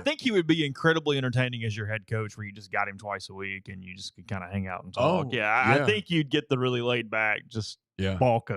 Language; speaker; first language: English; native; English